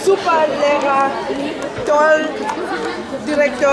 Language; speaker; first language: German; non-native, learner; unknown